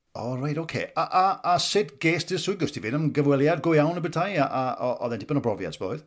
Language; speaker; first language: Welsh; native; Welsh